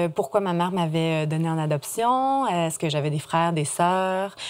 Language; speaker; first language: French; native; French